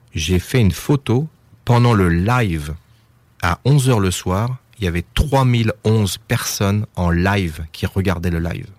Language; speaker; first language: French; native; French